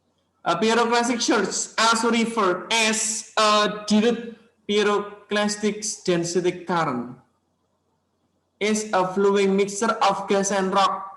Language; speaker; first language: English; non-native, learner; Indonesian